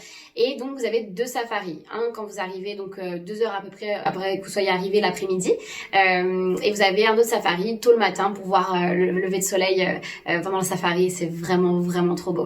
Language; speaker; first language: French; native; French